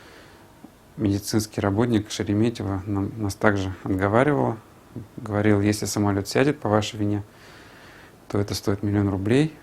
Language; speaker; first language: Russian; native; Russian